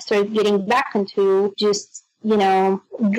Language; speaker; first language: English; non-native, fluent; Russian